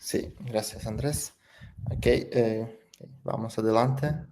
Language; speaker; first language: Spanish; non-native, learner; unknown